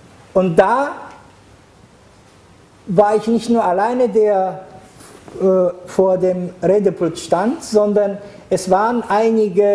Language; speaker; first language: German; non-native, fluent; Japanese